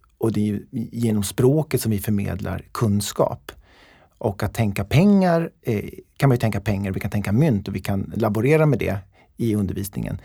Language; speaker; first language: Swedish; native; Swedish